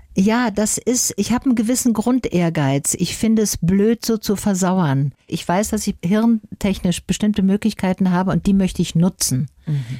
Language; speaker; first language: German; native; German